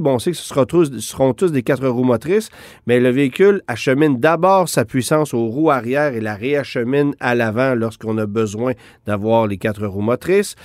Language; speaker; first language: French; native; French